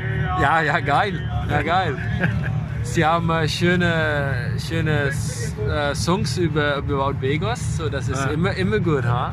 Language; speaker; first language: German; non-native, learner; Dutch